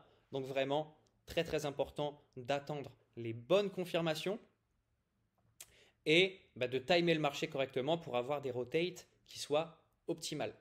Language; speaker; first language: French; native; French